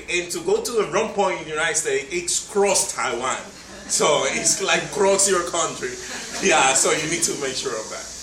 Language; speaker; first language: English; non-native, fluent; Spanish